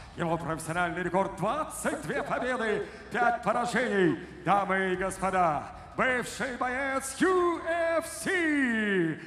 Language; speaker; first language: Russian; native; Russian